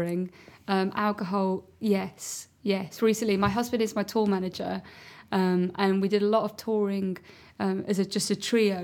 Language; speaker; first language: English; native; English